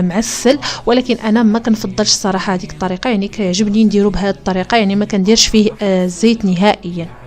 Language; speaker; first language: Arabic; native; Arabic